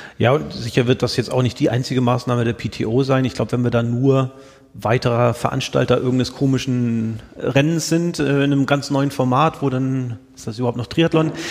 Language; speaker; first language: German; native; German